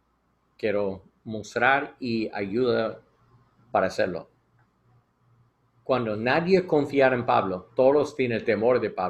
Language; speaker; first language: Spanish; non-native, learner; English